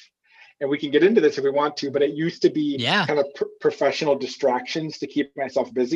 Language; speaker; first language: English; native; English